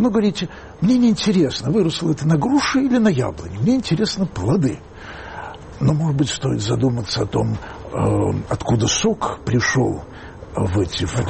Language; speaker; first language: Russian; native; Russian